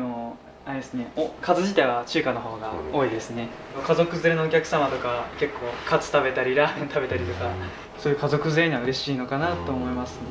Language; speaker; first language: Japanese; native; Japanese